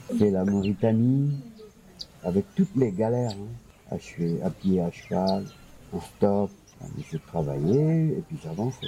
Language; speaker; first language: French; non-native, local second language; Wolof